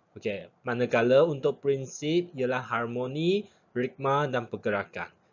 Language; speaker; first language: Malay; non-native, local second language; Chinese